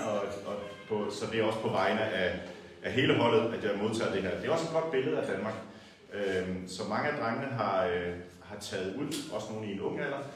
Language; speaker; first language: Danish; native; Danish